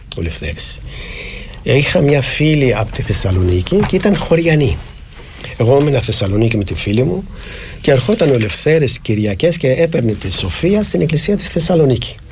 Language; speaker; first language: Greek; non-native, fluent; Arabic